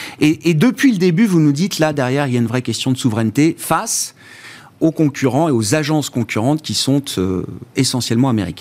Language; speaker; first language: French; native; French